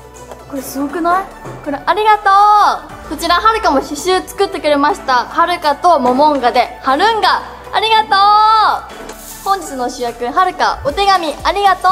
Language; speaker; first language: Japanese; native; Japanese